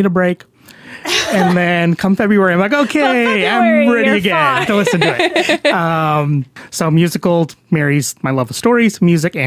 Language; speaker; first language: English; native; English